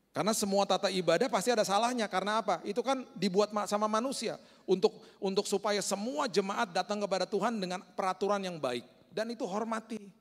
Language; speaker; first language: Indonesian; native; Indonesian